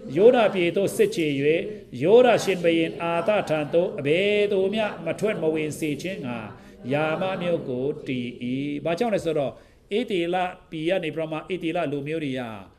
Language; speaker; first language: Burmese; non-native, local second language; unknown